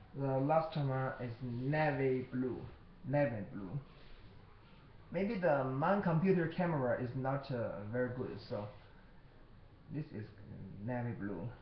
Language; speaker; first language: English; non-native, learner; Chinese